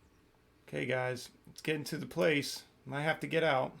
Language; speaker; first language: English; native; English